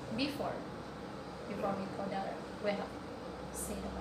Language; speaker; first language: English; non-native, learner; Indonesian